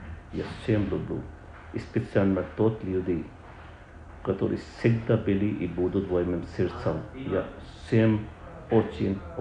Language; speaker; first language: Russian; non-native, learner; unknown